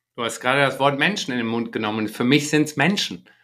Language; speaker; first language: German; native; German